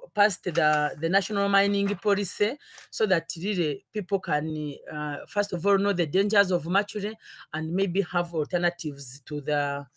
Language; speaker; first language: English; non-native, local second language; Ganda